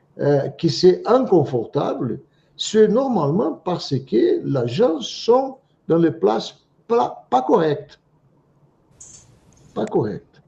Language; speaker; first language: French; non-native, fluent; Portuguese